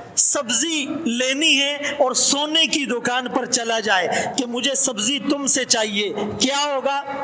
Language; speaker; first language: Urdu; non-native, local second language; Pashto